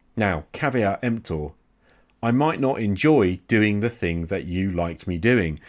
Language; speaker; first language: English; native; English